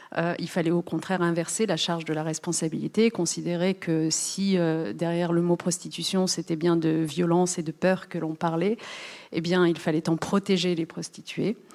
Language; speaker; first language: French; early bilingual, other home language; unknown